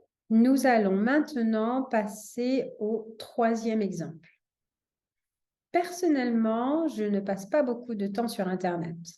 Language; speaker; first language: French; non-native, fluent; English